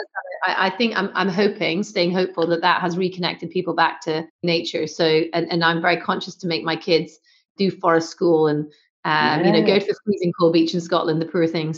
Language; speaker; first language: English; native; English